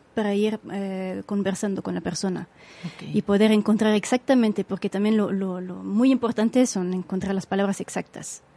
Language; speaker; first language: Spanish; non-native, fluent; French